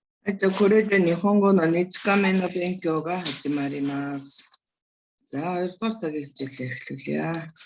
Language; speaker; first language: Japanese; non-native, fluent; Mongolian